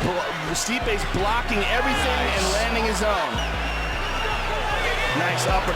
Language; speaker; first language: English; native; English